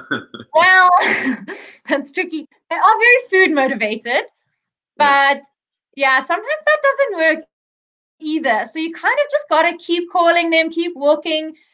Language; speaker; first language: English; native; English